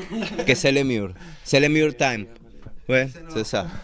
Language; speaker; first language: French; non-native, learner; Spanish